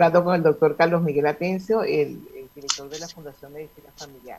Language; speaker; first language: Spanish; native; Spanish